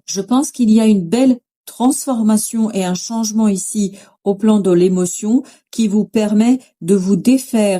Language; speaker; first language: French; native; French